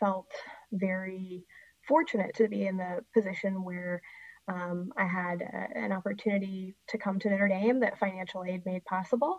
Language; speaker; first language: English; native; English